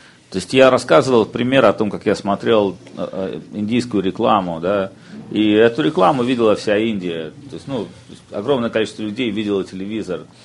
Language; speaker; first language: Russian; native; Russian